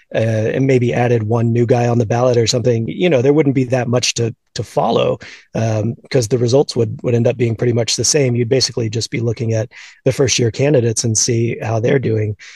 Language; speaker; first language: English; native; English